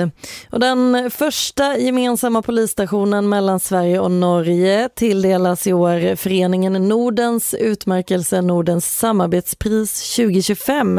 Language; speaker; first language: Swedish; native; Swedish